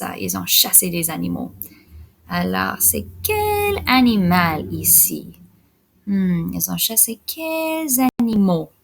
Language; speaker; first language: French; non-native, local second language; English